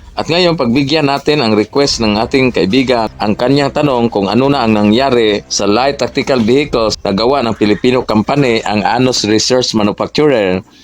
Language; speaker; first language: Filipino; non-native, local second language; Cebuano